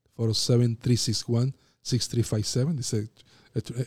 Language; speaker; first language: English; non-native, fluent; Spanish